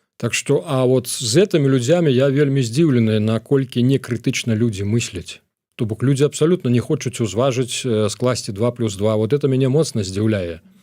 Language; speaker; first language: Belarusian; native; Belarusian